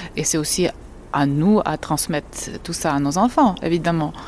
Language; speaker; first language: French; non-native, fluent; Georgian